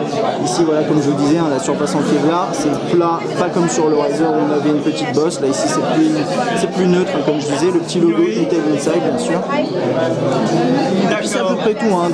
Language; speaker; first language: French; native; French